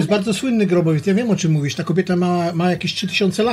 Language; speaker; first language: Polish; native; Polish